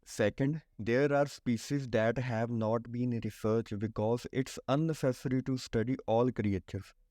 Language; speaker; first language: English; non-native, local second language; Punjabi